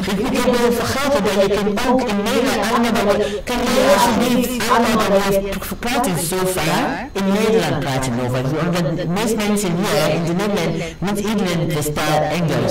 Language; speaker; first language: Dutch; non-native, learner; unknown